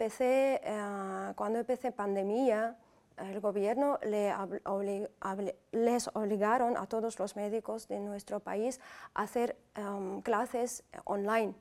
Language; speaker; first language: Spanish; non-native, fluent; Uzbek